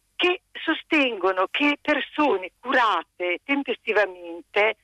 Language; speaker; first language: Italian; native; Italian